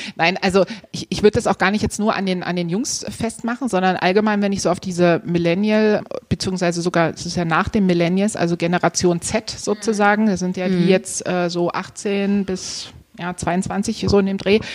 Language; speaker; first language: German; native; German